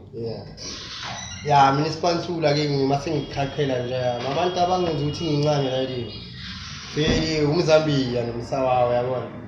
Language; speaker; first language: Zulu; native; Zulu